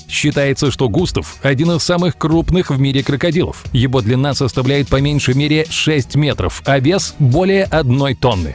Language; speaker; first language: Russian; native; Russian